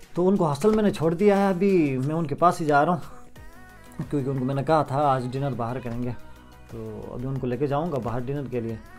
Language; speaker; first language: Urdu; non-native, local second language; Shina